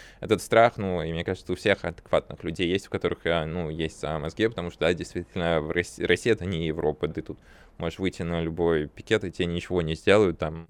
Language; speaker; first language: Russian; early bilingual, other home language; Armenian